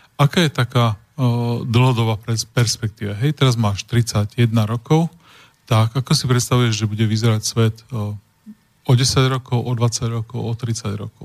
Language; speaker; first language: Slovak; native; Slovak